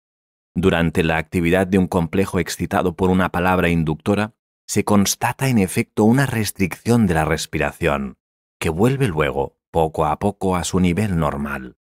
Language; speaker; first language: Spanish; native; Spanish